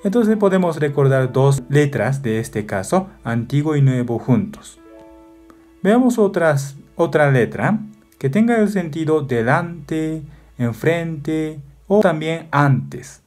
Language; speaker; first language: Spanish; non-native, fluent; Japanese